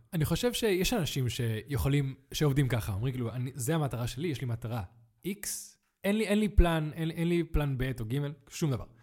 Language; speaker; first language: Hebrew; early bilingual, other home language; Spanish